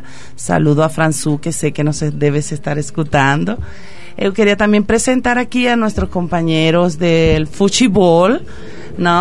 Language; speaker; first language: Portuguese; non-native, fluent; Spanish